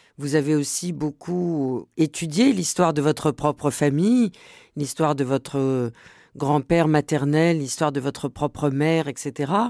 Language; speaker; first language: French; native; French